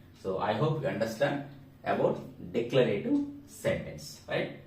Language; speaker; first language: English; non-native, local second language; Telugu